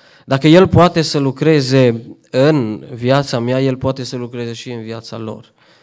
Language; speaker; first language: Romanian; non-native, fluent; Albanian